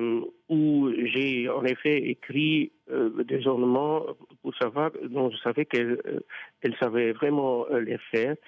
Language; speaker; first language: French; non-native, fluent; Dutch